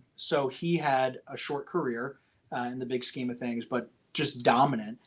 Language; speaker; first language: English; native; English